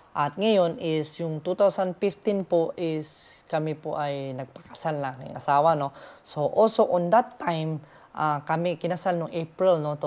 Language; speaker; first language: Filipino; native; Filipino